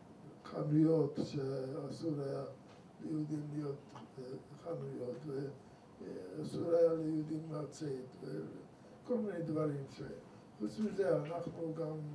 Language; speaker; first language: Hebrew; non-native, fluent; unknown